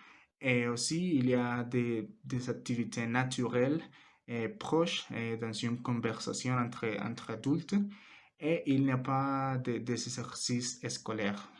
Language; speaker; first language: French; non-native, learner; Spanish